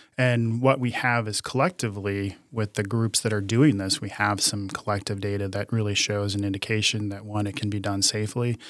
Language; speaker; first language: English; native; English